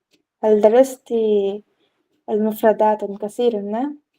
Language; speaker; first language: Arabic; non-native, fluent; Hindi